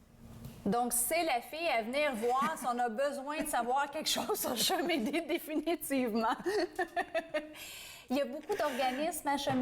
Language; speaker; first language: French; native; French